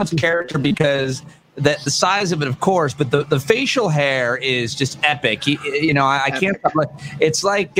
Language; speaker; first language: English; native; English